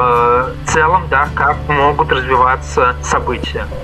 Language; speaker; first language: Russian; native; Russian